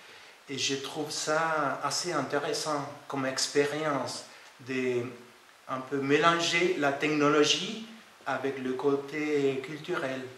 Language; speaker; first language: French; non-native, fluent; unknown